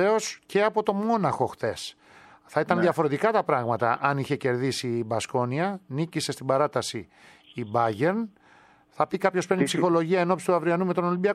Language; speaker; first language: Greek; native; Greek